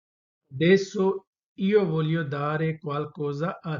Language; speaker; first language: Italian; non-native, fluent; Urdu